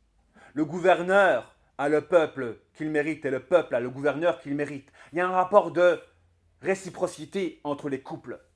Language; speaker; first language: French; native; French